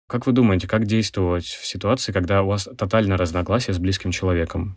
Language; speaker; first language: Russian; native; Russian